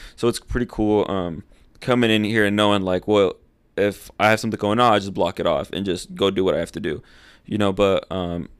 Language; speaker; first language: English; early bilingual, other home language; Spanish